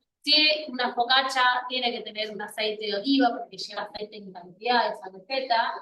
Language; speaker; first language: Spanish; native; Spanish